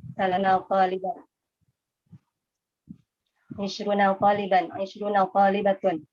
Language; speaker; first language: Arabic; non-native, learner; Indonesian